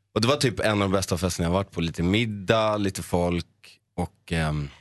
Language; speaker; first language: Swedish; native; Swedish